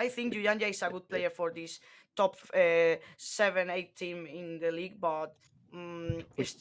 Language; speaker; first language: English; non-native, fluent; Spanish